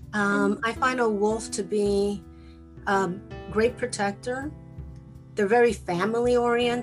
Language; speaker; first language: English; early bilingual, other home language; Spanish